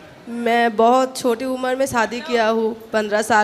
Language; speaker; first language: Hindi; non-native, local second language; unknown